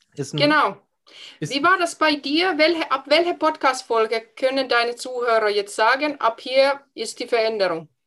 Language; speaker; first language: German; non-native, fluent; Finnish